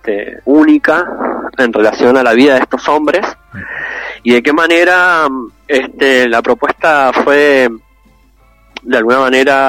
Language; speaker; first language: Spanish; native; Spanish